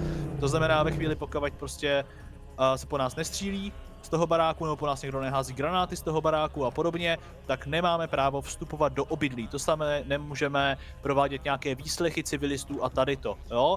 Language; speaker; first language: Czech; native; Czech